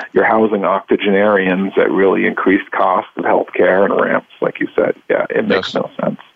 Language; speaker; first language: English; native; English